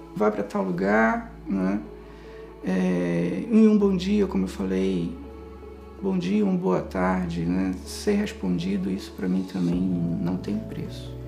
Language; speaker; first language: Portuguese; native; Portuguese